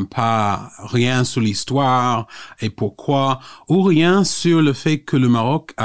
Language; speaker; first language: French; non-native, fluent; English